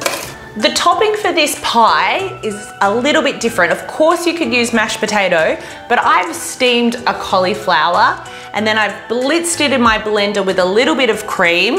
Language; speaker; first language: English; native; English